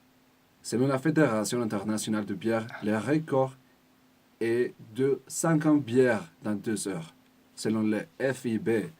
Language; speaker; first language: French; non-native, learner; Spanish